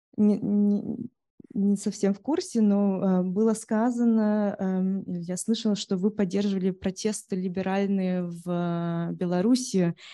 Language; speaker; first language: Russian; early bilingual, heritage; Russian